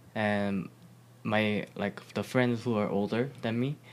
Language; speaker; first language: English; non-native, fluent; Korean